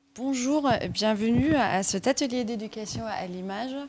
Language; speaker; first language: French; non-native, fluent; German